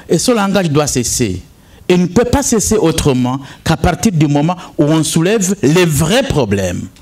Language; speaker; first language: French; non-native, local second language; Rundi